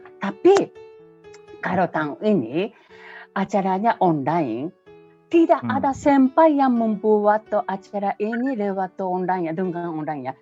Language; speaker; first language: Indonesian; non-native, fluent; Japanese